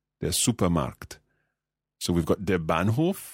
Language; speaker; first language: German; non-native, learner; English